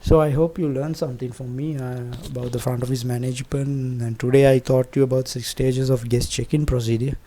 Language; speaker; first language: English; non-native, local second language; Sinhala